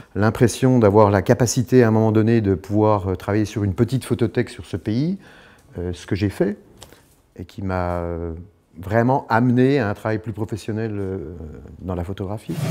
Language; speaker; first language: French; native; French